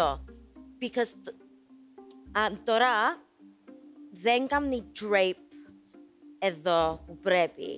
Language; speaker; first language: Greek; early bilingual, heritage; Greek